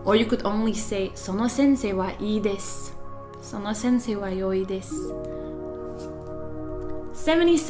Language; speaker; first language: Japanese; non-native, fluent; English